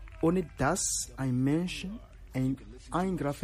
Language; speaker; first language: German; non-native, learner; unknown